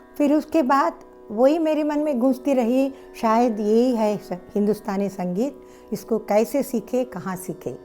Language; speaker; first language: Hindi; non-native, local second language; Telugu